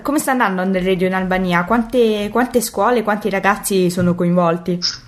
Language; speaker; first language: Italian; native; Italian